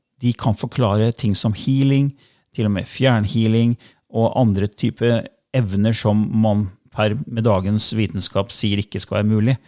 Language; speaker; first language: Norwegian; native; Norwegian